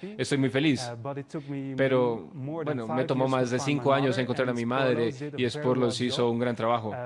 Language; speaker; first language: Spanish; non-native, fluent; Dutch